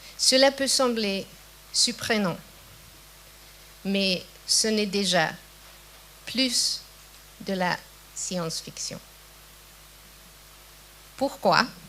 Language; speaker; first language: French; non-native, fluent; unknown